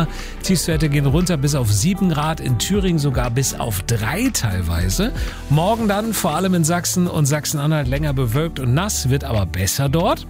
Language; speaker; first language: German; native; German